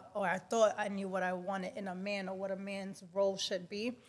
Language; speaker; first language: English; non-native, fluent; Spanish